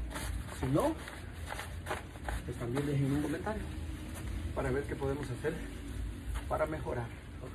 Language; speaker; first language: Spanish; native; Spanish